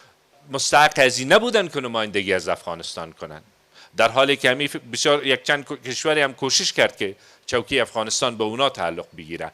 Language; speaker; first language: Persian; native; Persian